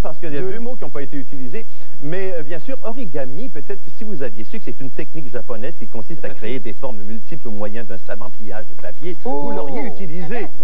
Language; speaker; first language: French; native; French